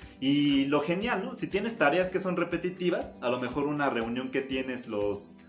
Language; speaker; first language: Spanish; native; Spanish